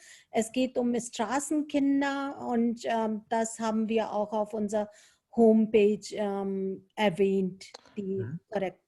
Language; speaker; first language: German; non-native, fluent; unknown